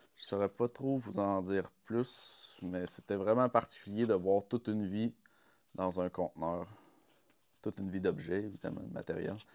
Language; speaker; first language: French; native; French